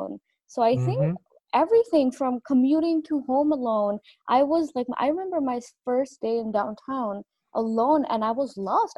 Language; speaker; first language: English; non-native, local second language; Punjabi